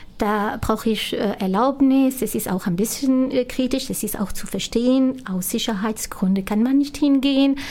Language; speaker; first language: German; non-native, fluent; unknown